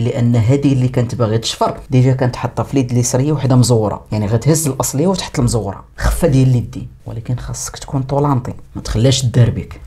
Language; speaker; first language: Arabic; native; Arabic